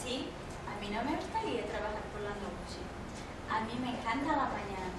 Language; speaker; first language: Spanish; non-native, fluent; Portuguese